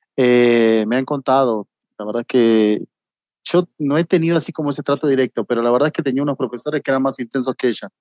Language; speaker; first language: Spanish; native; Spanish